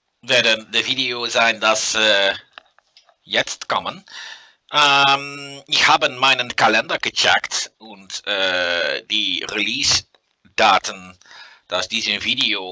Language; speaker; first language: German; non-native, learner; Dutch